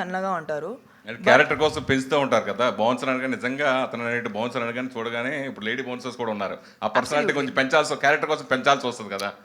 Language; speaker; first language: Telugu; native; Telugu